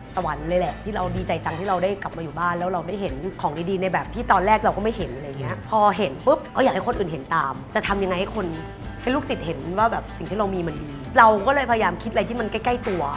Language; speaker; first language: Thai; non-native, local second language; Lao